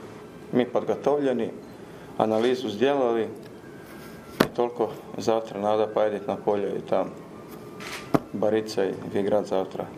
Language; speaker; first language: Russian; non-native, learner; Croatian